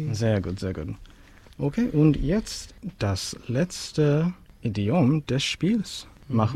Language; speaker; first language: German; non-native, fluent; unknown